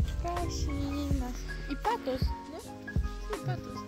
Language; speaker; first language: Spanish; non-native, fluent; Polish